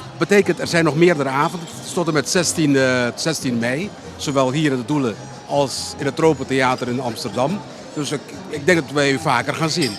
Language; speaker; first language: Dutch; non-native, local second language; Papiamento